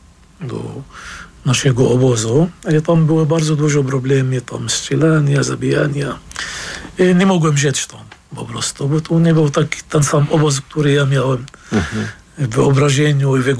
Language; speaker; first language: Polish; non-native, fluent; Arabic